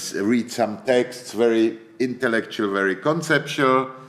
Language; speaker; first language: English; non-native, fluent; Czech